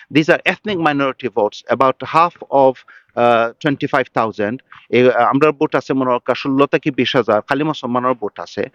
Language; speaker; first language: Bangla; early bilingual, heritage; Bangla